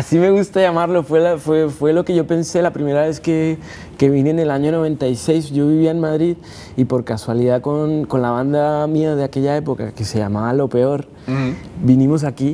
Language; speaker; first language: Spanish; native; Spanish